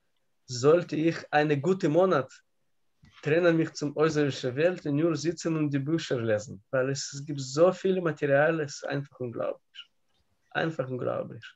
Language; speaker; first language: German; non-native, learner; Russian